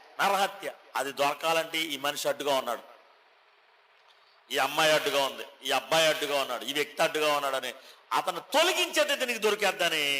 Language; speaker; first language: Telugu; native; Telugu